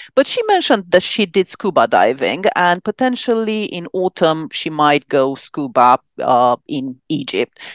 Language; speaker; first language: English; non-native, fluent; Romanian